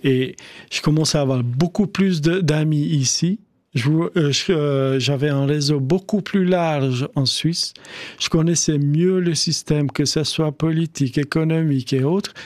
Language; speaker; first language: French; non-native, fluent; Albanian